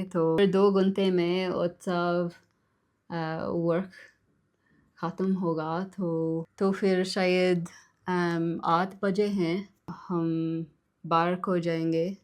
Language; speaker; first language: Hindi; non-native, learner; English